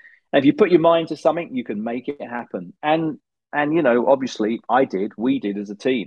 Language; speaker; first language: English; native; English